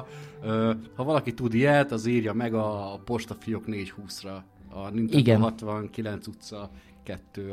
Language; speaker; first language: Hungarian; native; Hungarian